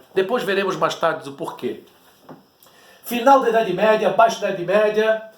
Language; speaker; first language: Portuguese; native; Portuguese